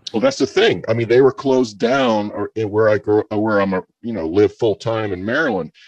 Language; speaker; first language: English; native; English